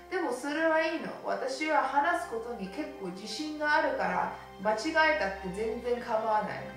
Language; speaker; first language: Japanese; early bilingual, heritage; Japanese